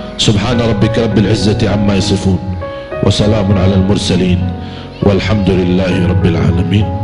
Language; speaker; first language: Malay; non-native, fluent; Arabic